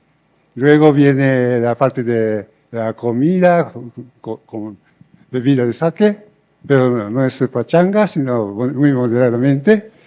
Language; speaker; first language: Spanish; non-native, fluent; Japanese